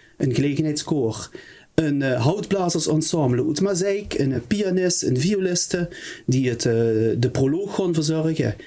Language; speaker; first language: Dutch; native; Dutch